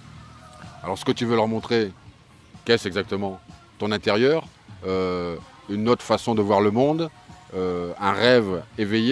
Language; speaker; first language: French; native; French